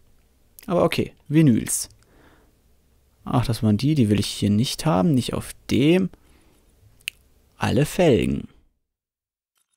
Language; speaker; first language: German; native; German